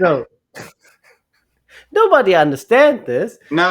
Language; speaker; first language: English; non-native, learner; German